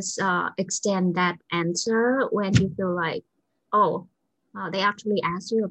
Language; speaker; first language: English; non-native, fluent; Vietnamese